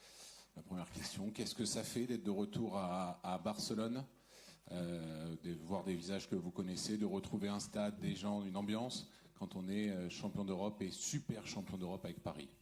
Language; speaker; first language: French; native; French